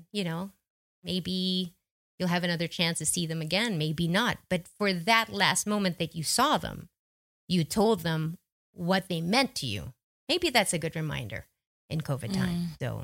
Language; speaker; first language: English; non-native, local second language; Filipino